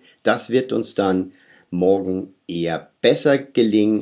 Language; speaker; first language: German; native; German